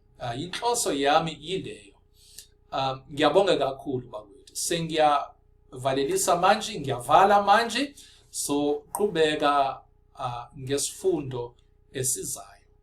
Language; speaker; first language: Zulu; non-native, local second language; Afrikaans